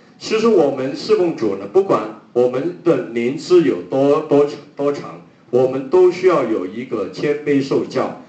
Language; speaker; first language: Chinese; non-native, local second language; Cantonese